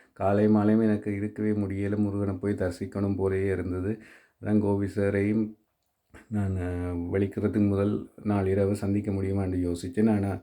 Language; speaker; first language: Tamil; native; Tamil